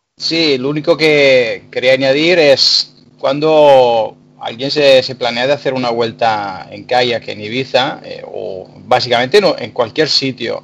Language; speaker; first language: Spanish; non-native, fluent; Italian